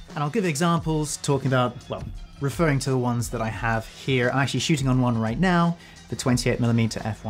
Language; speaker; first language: English; native; English